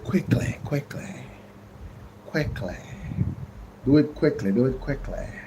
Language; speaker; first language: English; native; English